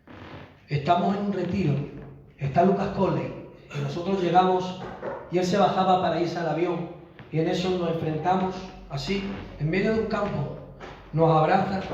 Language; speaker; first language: Spanish; native; Spanish